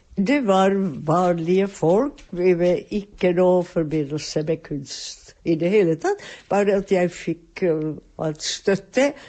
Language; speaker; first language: Norwegian; non-native, fluent; Czech